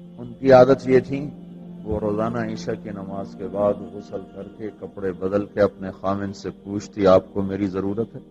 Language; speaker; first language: Urdu; non-native, local second language; Punjabi